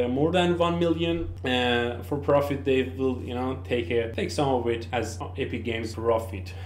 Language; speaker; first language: English; non-native, learner; Persian